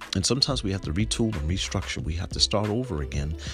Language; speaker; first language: English; native; English